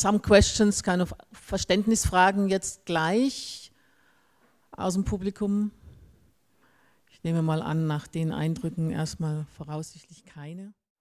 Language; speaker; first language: German; native; German